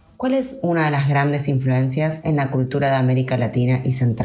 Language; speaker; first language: Spanish; native; Spanish